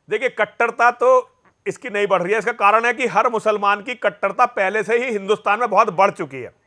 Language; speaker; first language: Hindi; native; Hindi